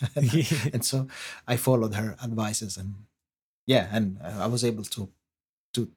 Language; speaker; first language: English; non-native, fluent; Italian